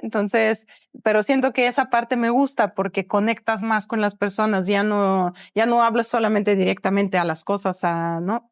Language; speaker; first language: Spanish; non-native, fluent; Ukrainian